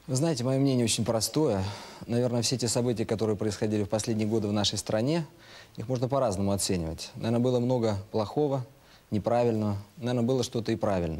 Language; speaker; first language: Russian; native; Russian